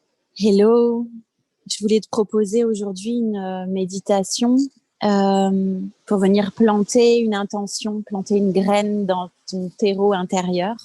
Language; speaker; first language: French; native; French